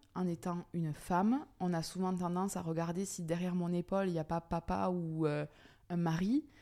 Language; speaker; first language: French; native; French